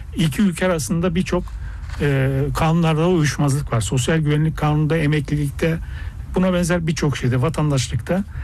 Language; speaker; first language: Turkish; early bilingual, heritage; Turkish